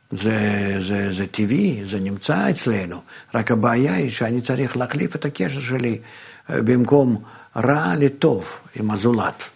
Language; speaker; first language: Hebrew; non-native, fluent; Russian